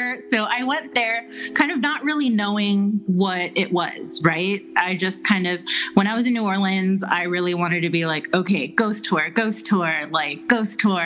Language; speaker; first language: English; native; English